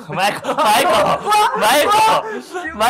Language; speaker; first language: Japanese; native; Japanese